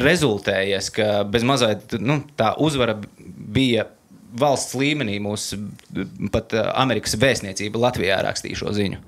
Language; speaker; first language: Latvian; native; Latvian